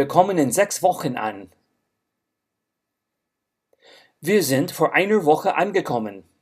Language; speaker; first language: German; non-native, fluent; English